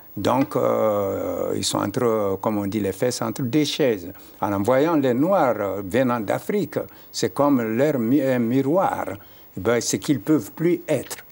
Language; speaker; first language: French; non-native, local second language; Mandingo